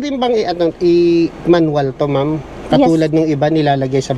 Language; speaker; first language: Filipino; non-native, local second language; Hiligaynon